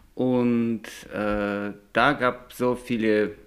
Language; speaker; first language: German; non-native, fluent; Russian